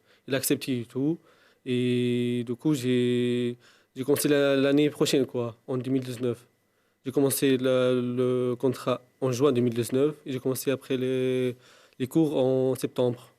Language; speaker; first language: French; non-native, local second language; Arabic